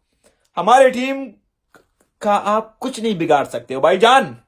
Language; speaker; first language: Hindi; non-native, fluent; Pashto